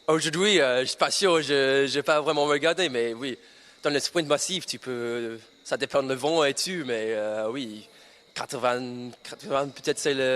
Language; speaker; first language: French; non-native, learner; English